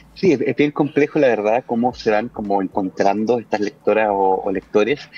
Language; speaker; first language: Spanish; native; Spanish